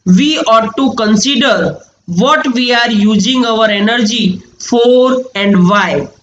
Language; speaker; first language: English; non-native, local second language; Gujarati